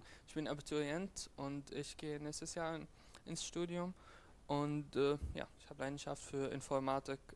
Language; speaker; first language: German; non-native, fluent; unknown